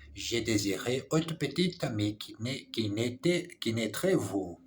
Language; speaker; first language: French; non-native, learner; English